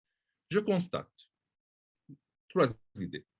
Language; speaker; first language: French; non-native, local second language; Arabic